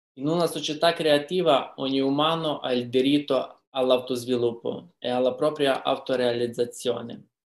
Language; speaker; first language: Italian; non-native, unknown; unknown